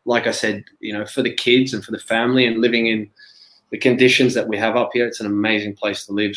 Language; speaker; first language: English; native; English